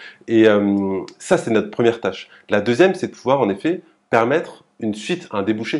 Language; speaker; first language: French; native; French